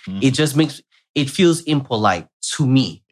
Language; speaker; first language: English; native; English